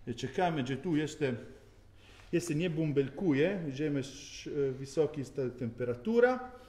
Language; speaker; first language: Polish; non-native, learner; Italian